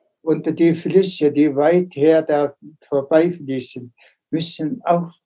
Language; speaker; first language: German; non-native, fluent; Mongolian